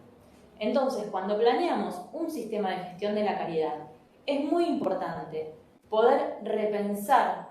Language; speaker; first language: Spanish; native; Spanish